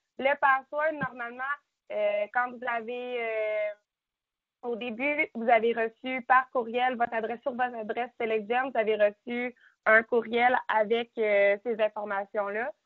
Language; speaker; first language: French; native; French